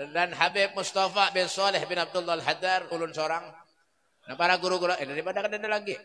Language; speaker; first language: Indonesian; non-native, local second language; Banjar